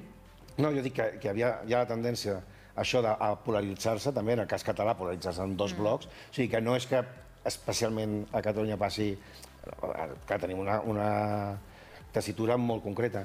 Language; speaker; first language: Catalan; native; Catalan